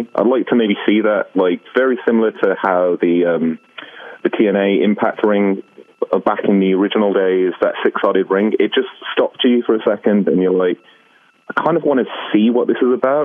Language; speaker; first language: English; native; English